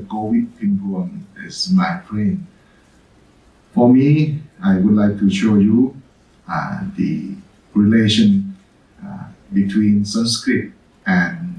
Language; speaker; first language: English; non-native, fluent; Thai